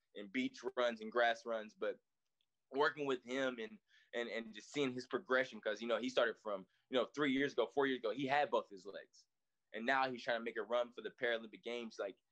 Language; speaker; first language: English; native; English